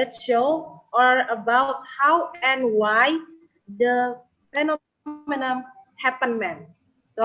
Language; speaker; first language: English; non-native, learner; Indonesian